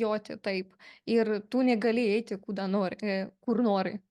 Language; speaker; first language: Lithuanian; non-native, fluent; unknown